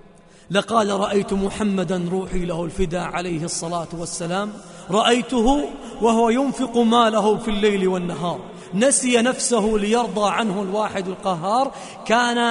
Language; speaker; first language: Arabic; native; Arabic